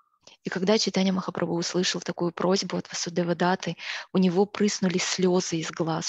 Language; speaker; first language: Russian; native; Russian